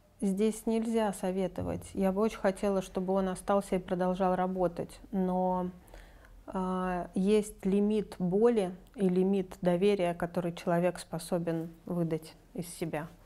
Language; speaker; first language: Russian; native; Russian